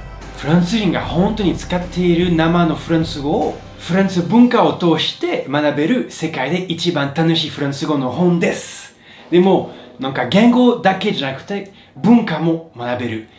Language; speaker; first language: Japanese; non-native, fluent; French